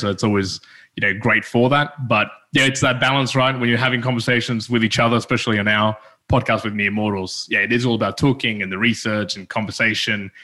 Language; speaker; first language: English; early bilingual, other home language; Spanish